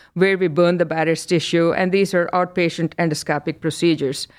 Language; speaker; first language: English; non-native, local second language; Telugu